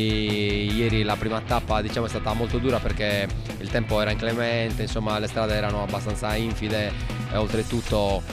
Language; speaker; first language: Italian; native; Italian